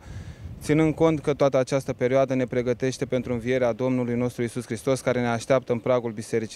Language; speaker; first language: Romanian; native; Romanian